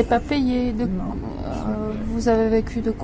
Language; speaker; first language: French; non-native, fluent; Czech